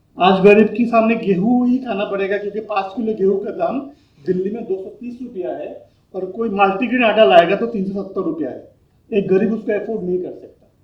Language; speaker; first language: Hindi; non-native, local second language; Bangla